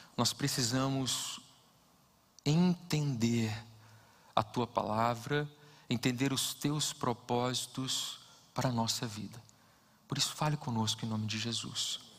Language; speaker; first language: Portuguese; native; Portuguese